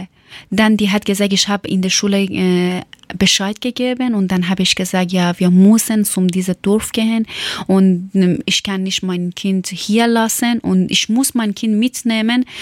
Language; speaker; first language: German; non-native, learner; Persian